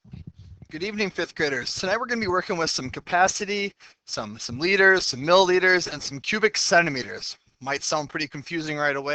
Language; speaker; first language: English; native; English